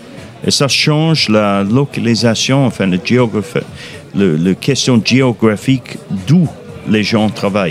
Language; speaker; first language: French; non-native, fluent; English